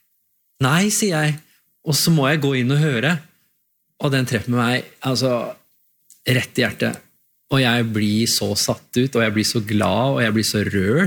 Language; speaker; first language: Norwegian; early bilingual, other home language; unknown